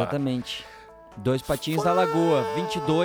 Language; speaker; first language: Portuguese; native; Portuguese